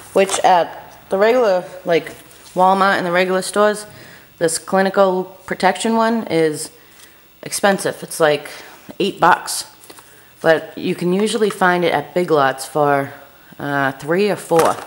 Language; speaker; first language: English; native; English